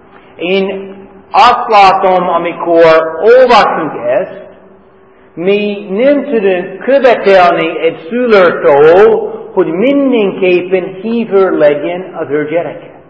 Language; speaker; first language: Hungarian; non-native, fluent; English